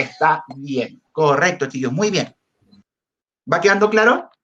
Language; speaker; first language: Spanish; native; Spanish